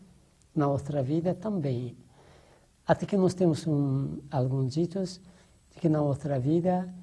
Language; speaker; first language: Portuguese; non-native, fluent; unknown